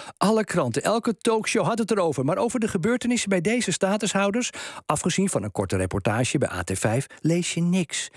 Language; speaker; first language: Dutch; native; Dutch